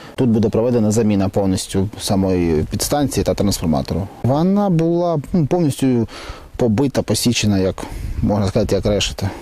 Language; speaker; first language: Ukrainian; native; Ukrainian